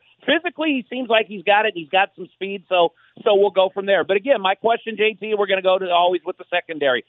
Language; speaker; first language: English; native; English